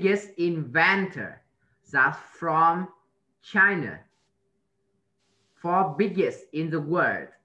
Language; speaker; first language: English; non-native, learner; Vietnamese